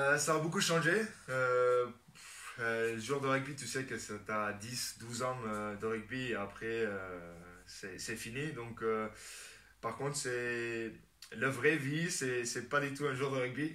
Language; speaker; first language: French; non-native, fluent; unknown